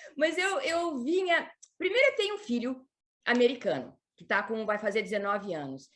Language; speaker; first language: Portuguese; native; Portuguese